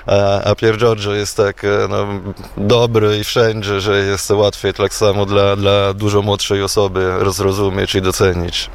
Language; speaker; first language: Polish; non-native, fluent; Italian